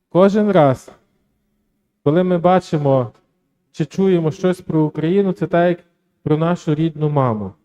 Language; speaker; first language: Ukrainian; native; Ukrainian